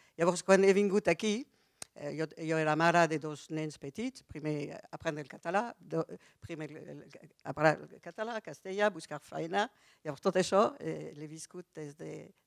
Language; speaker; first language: Catalan; non-native, fluent; French